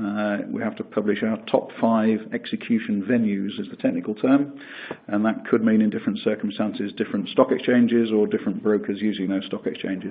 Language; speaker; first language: English; native; English